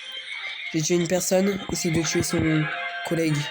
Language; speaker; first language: French; native; French